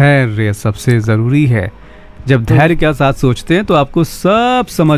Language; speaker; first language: Hindi; native; Hindi